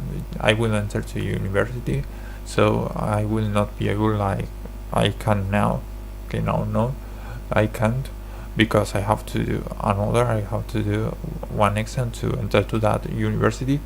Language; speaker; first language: English; non-native, learner; Spanish